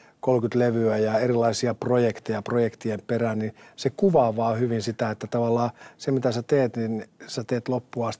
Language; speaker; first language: Finnish; native; Finnish